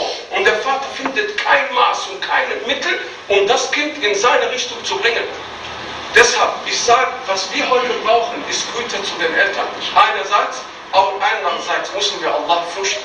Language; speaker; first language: German; non-native, fluent; Arabic